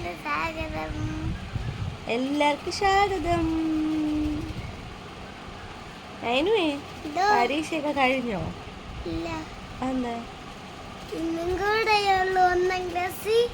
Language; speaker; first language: Malayalam; native; Malayalam